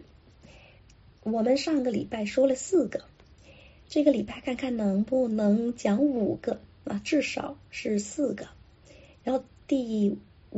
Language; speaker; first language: Chinese; non-native, local second language; Cantonese